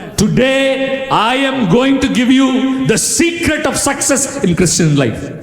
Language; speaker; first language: English; non-native, local second language; Tamil